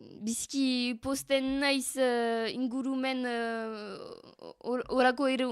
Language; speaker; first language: Basque; non-native, learner; French